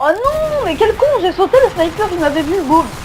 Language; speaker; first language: French; native; French